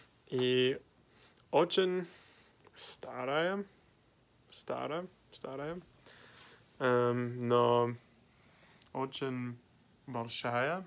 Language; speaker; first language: Russian; non-native, learner; English